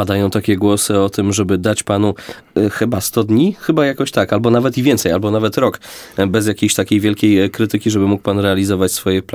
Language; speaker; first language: Polish; native; Polish